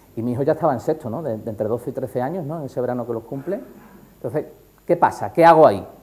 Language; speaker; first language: Spanish; native; Spanish